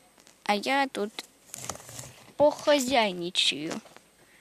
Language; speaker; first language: Russian; native; Russian